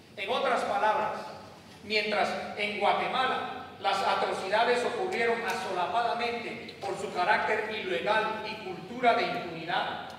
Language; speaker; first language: Spanish; native; Spanish